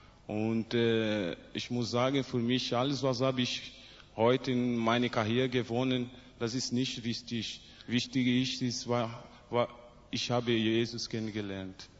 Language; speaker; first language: German; non-native, learner; Portuguese